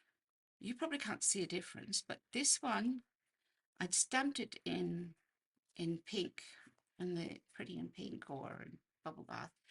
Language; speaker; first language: English; native; English